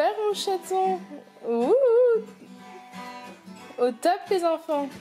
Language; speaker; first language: French; native; French